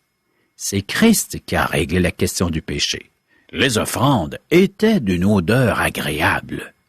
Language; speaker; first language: French; native; French